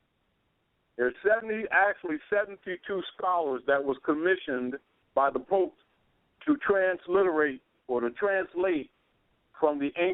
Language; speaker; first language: English; native; English